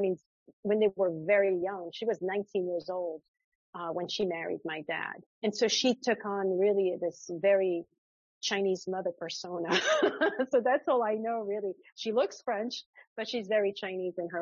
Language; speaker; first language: English; early bilingual, other home language; French